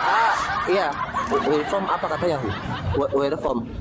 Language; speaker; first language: Indonesian; native; Indonesian